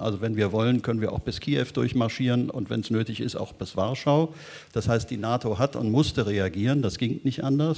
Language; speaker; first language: German; native; German